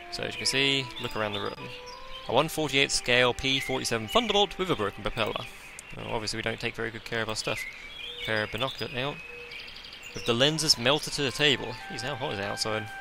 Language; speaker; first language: English; native; English